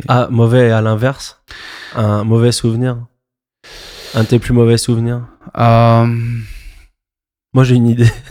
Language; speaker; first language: French; native; French